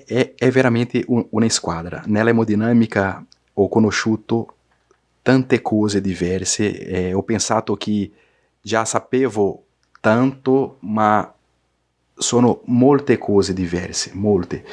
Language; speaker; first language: Italian; non-native, learner; Portuguese